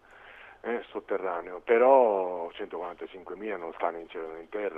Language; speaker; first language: Italian; native; Italian